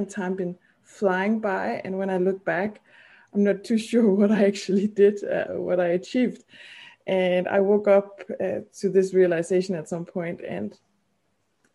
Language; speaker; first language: English; non-native, fluent; Danish